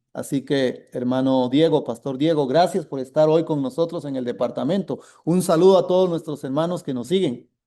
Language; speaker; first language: Spanish; native; Spanish